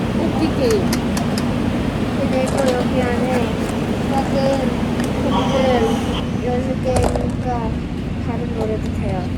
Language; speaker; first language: Korean; early bilingual, heritage; English